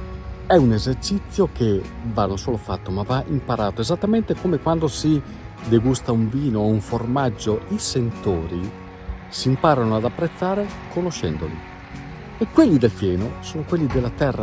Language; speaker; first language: Italian; native; Italian